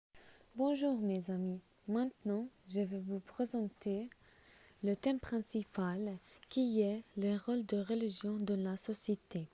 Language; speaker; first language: French; non-native, learner; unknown